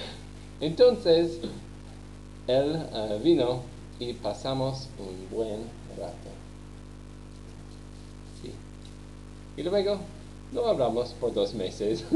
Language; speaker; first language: Spanish; non-native, learner; English